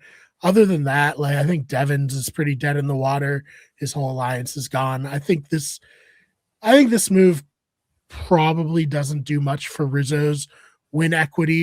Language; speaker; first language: English; native; English